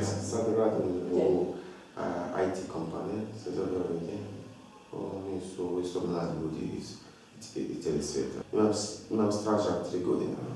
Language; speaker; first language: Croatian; non-native, learner; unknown